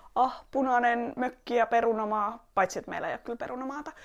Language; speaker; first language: Finnish; early bilingual, other home language; Estonian